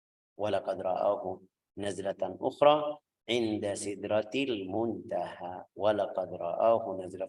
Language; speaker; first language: Arabic; native; Arabic